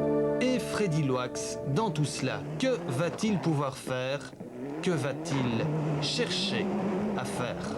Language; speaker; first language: French; native; French